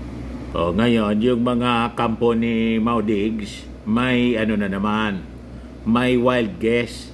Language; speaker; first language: Filipino; native; Filipino